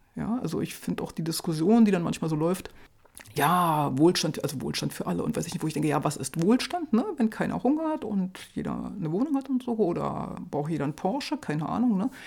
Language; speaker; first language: German; native; German